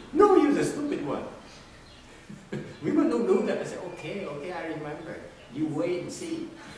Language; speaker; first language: English; non-native, fluent; Vietnamese